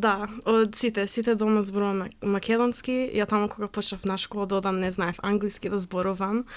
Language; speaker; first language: Macedonian; early bilingual, heritage; Macedonian